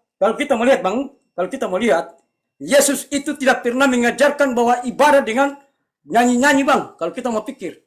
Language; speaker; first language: Indonesian; native; Indonesian